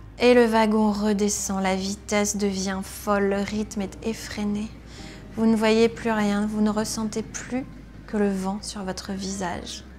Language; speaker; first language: French; native; French